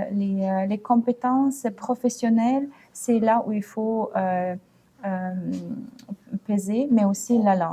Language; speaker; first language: French; non-native, fluent; Ukrainian